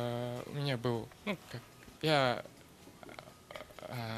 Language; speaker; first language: Russian; non-native, local second language; Kazakh